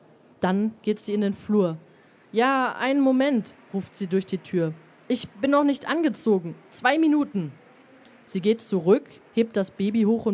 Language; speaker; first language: German; native; German